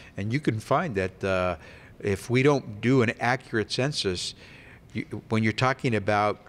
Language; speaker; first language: English; early bilingual, other home language; Spanish